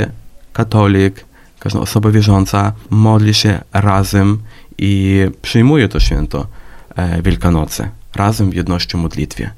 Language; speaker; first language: Polish; non-native, fluent; Ukrainian